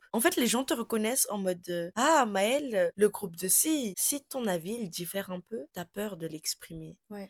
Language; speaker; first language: French; non-native, local second language; Malagasy